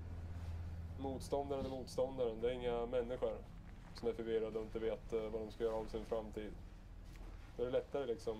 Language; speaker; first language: Swedish; native; Swedish